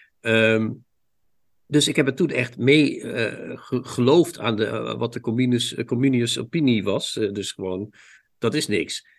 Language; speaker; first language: Dutch; native; Dutch